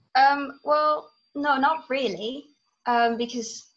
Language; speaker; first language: English; non-native, fluent; Dutch